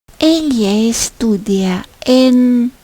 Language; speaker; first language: Spanish; non-native, fluent; Ukrainian